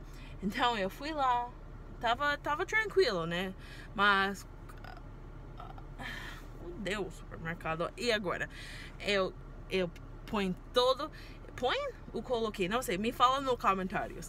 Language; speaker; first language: Portuguese; non-native, learner; English